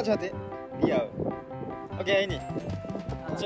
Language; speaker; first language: Indonesian; non-native, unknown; Japanese